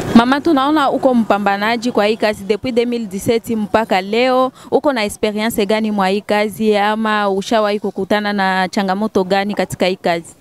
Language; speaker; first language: Swahili; native; Swahili